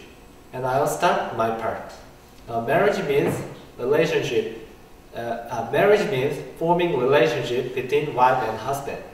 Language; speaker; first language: English; non-native, learner; Korean